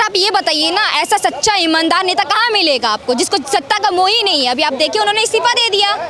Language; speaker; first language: Hindi; native; Hindi